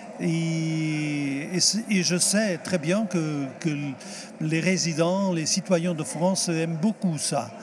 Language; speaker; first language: French; non-native, fluent; Portuguese